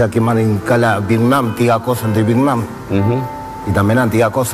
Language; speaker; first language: Indonesian; non-native, fluent; Spanish